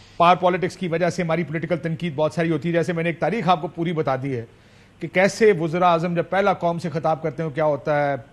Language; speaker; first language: Urdu; non-native, local second language; Punjabi